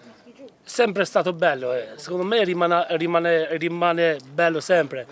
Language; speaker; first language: Italian; non-native, fluent; Albanian